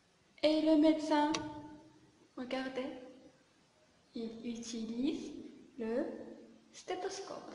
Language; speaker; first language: French; non-native, local second language; Arabic